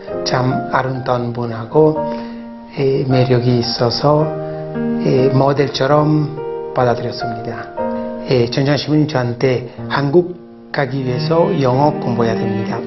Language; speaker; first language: Korean; non-native, fluent; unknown